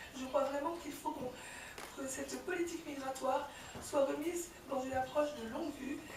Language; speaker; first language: French; early bilingual, other home language; Kabyle